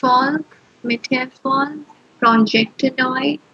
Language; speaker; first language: German; non-native, fluent; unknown